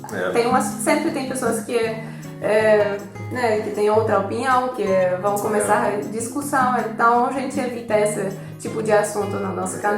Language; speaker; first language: Portuguese; non-native, fluent; Polish